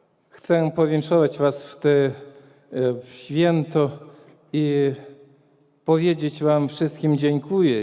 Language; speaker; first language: Polish; non-native, fluent; Latvian